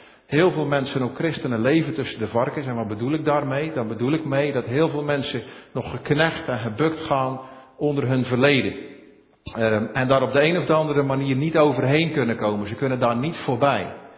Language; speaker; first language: Dutch; native; Dutch